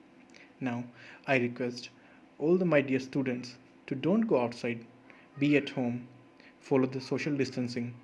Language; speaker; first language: English; non-native, local second language; Hindi